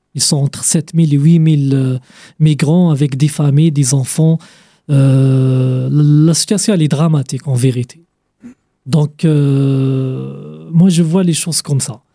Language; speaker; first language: French; non-native, fluent; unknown